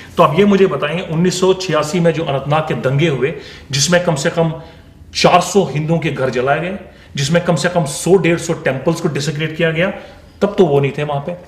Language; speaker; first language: Hindi; non-native, local second language; Kashmiri